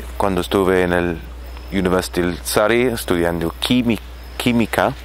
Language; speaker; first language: Spanish; non-native, fluent; Arabic